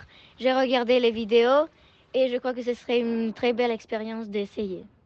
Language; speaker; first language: French; early bilingual, heritage; French